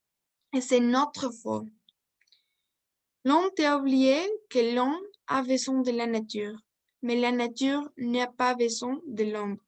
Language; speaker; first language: French; non-native, learner; Spanish